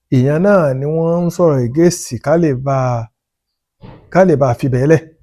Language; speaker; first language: Yoruba; native; Yoruba